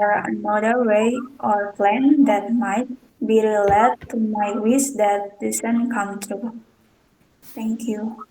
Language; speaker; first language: English; non-native, learner; Indonesian